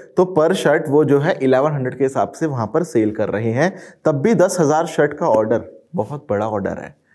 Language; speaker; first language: Hindi; native; Hindi